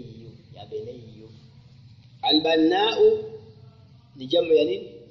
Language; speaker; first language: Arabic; non-native, fluent; Swahili